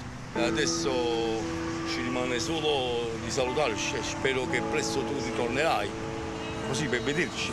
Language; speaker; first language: Italian; native; Italian